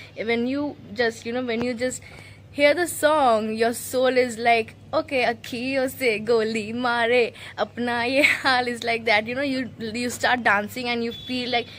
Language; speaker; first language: English; non-native, local second language; Bangla